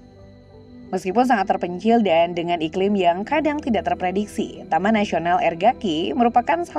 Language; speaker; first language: Indonesian; native; Indonesian